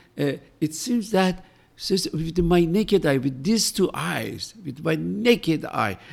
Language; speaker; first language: English; non-native, fluent; Persian